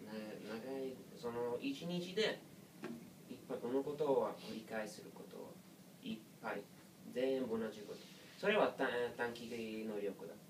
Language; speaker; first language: Japanese; non-native, learner; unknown